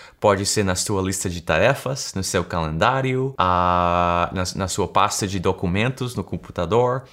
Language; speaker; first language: Portuguese; early bilingual, heritage; English